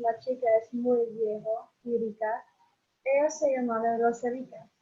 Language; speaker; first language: Spanish; non-native, learner; English